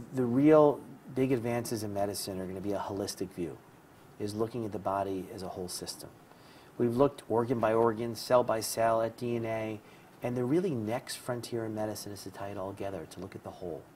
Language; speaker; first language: English; native; English